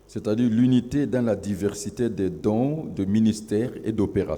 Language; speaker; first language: French; non-native, local second language; Lingala